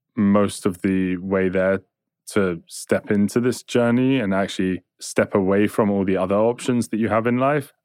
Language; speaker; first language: English; native; English